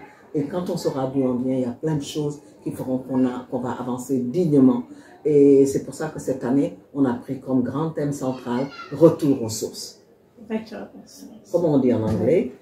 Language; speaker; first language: French; non-native, local second language; Wolof